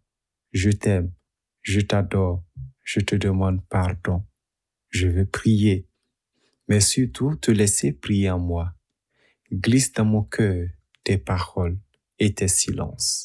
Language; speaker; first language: French; native; French